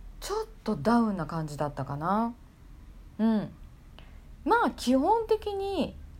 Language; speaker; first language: Japanese; native; Japanese